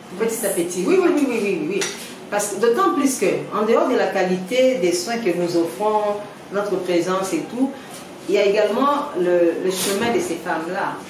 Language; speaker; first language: French; non-native, local second language; Lingala